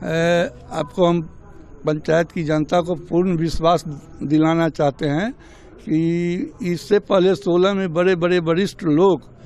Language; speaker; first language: Hindi; native; Hindi